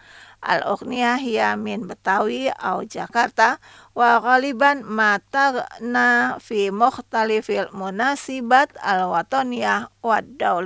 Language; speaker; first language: Arabic; non-native, fluent; Indonesian